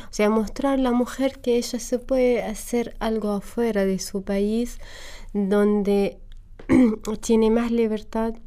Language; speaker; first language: Spanish; non-native, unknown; Arabic